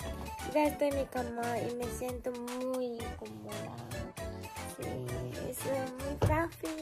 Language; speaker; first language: Spanish; non-native, learner; Japanese